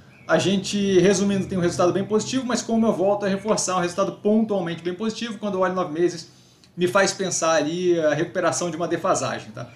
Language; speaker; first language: Portuguese; native; Portuguese